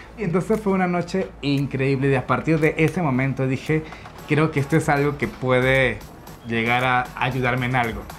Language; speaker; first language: Spanish; native; Spanish